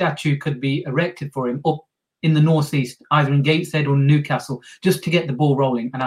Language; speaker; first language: English; native; English